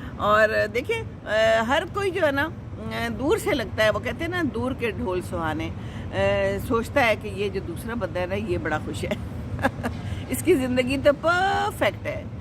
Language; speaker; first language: Urdu; non-native, local second language; Pashto